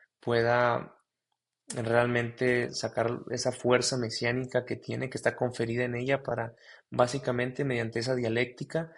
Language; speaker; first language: Spanish; native; Spanish